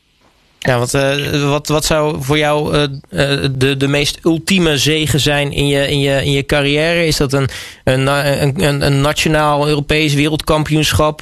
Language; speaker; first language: Dutch; native; Dutch